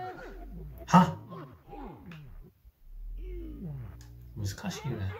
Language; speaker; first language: Japanese; non-native, learner; English